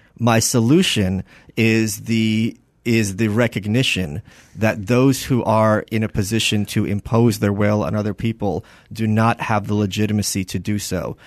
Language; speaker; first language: English; early bilingual, other home language; Russian